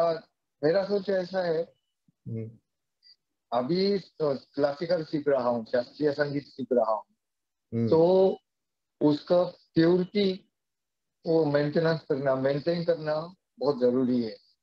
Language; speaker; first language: Hindi; non-native, fluent; Japanese